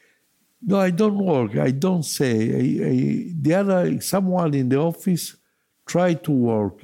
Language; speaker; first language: English; non-native, learner; Italian